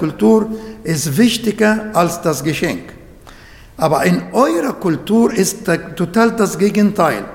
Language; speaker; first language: German; non-native, fluent; Arabic